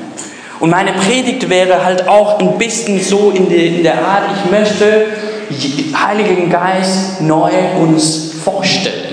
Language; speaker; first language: German; non-native, fluent; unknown